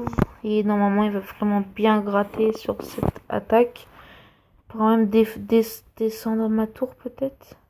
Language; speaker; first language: French; native; French